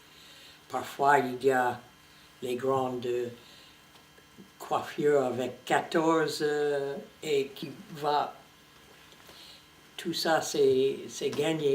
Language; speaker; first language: French; non-native, fluent; English